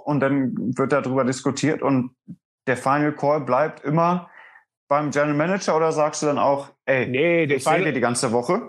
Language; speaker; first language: German; native; German